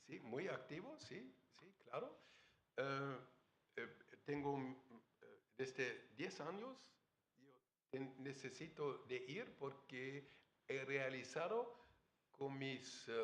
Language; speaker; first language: Spanish; non-native, fluent; German